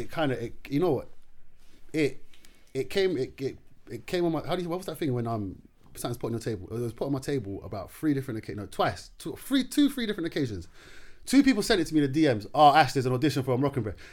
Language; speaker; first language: English; non-native, local second language; Arabic